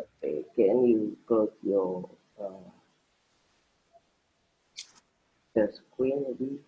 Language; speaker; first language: English; non-native, learner; Indonesian